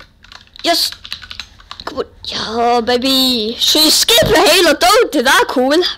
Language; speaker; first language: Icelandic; early bilingual, heritage; Icelandic